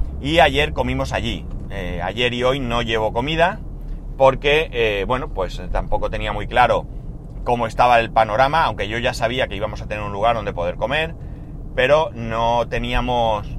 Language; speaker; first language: Spanish; native; Spanish